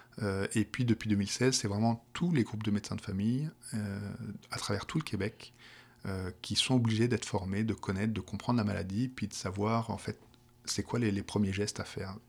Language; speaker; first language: French; native; French